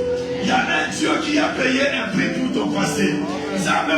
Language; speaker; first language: French; non-native, local second language; Lingala